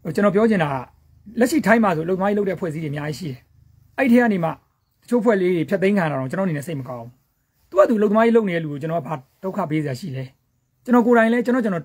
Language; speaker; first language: Burmese; native; Burmese